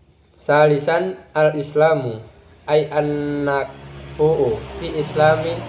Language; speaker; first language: Arabic; non-native, learner; Indonesian